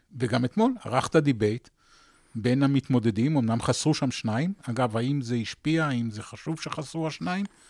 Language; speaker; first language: Hebrew; native; Hebrew